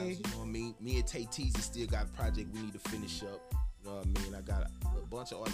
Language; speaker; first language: English; native; English